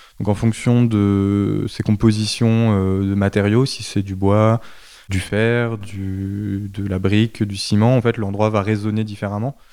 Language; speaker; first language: French; native; French